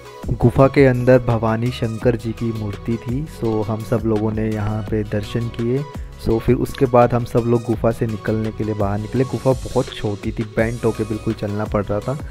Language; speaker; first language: Hindi; native; Hindi